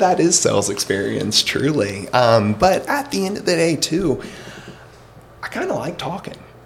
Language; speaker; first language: English; native; English